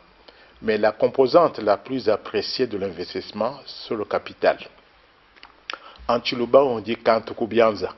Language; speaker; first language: French; non-native, local second language; Luba-Lulua